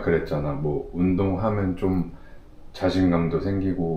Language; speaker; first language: Korean; native; Korean